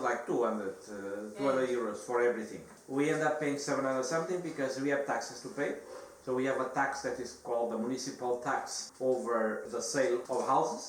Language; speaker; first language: English; non-native, fluent; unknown